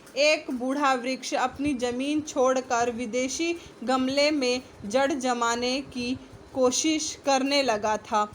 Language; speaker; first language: Hindi; native; Hindi